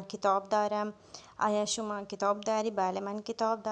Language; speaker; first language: Persian; non-native, fluent; Urdu